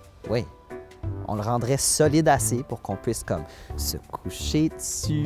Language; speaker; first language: French; native; French